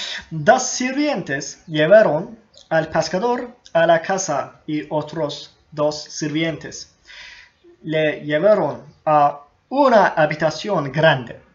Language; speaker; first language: Spanish; non-native, learner; Turkish